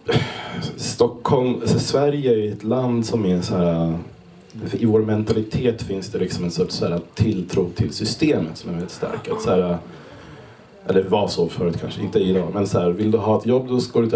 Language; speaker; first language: Swedish; native; Swedish